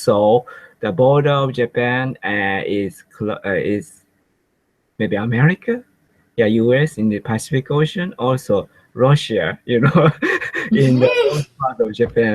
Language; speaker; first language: English; non-native, learner; Japanese